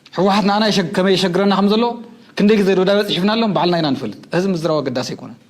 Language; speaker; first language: Tigrinya; native; Tigrinya